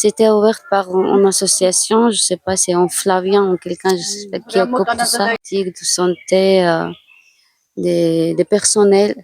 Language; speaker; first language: French; non-native, fluent; Georgian